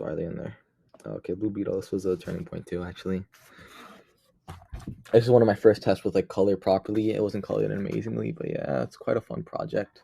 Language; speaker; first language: English; native; English